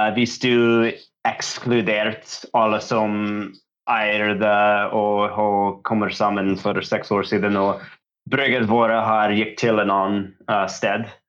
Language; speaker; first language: Norwegian; non-native, learner; English